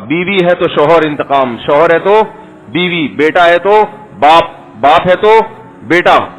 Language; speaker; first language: Urdu; non-native, local second language; Pashto